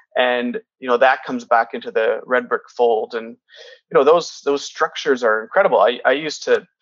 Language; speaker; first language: English; native; English